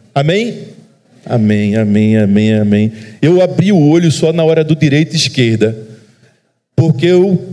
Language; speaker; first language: Portuguese; native; Portuguese